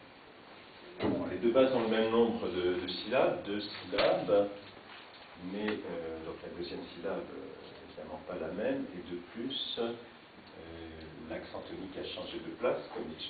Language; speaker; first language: French; native; French